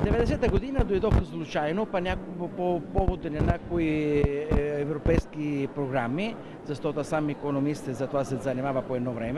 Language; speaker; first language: Bulgarian; non-native, fluent; Italian